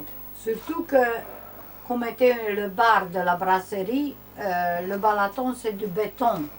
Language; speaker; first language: French; non-native, learner; Romanian